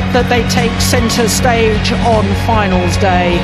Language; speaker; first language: English; native; English